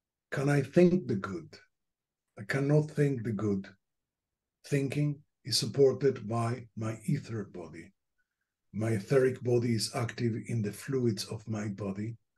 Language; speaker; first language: English; non-native, fluent; Spanish